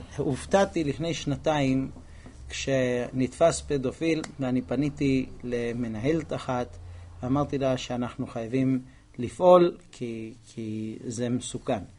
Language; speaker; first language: Hebrew; non-native, fluent; English